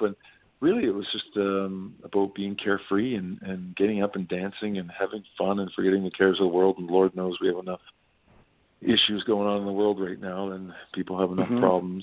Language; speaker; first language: English; native; English